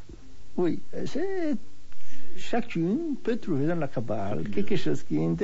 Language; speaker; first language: French; non-native, fluent; Hebrew